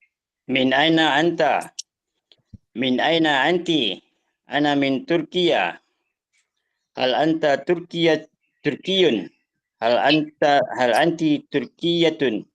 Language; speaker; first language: Arabic; non-native, learner; Malay